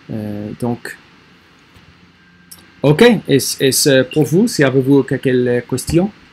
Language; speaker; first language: French; non-native, learner; English